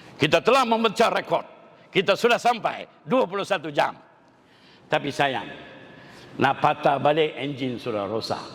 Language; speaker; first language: Malay; non-native, local second language; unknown